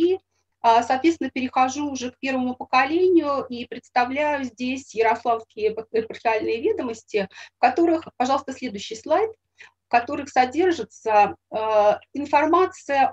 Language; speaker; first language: Russian; native; Russian